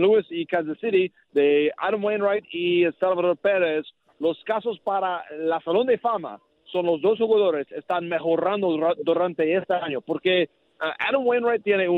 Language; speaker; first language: Spanish; non-native, learner; English